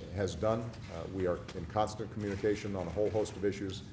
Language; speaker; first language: English; native; English